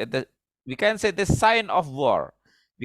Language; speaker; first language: English; non-native, learner; Indonesian